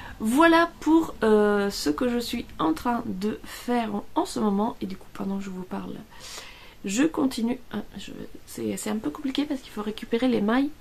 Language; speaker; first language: French; non-native, fluent; Italian